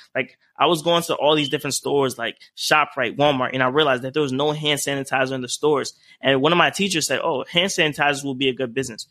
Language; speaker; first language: English; native; English